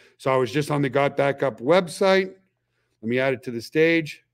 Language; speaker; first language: English; native; English